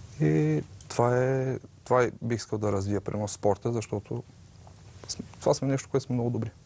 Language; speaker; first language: Bulgarian; native; Bulgarian